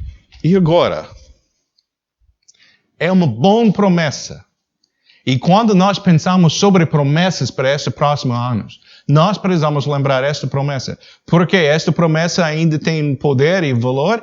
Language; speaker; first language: Portuguese; non-native, learner; English